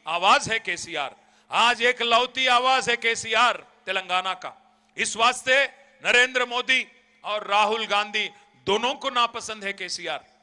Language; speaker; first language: Hindi; non-native, local second language; Telugu